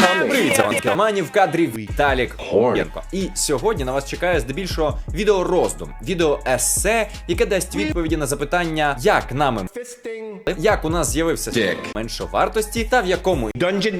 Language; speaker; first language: Ukrainian; native; Ukrainian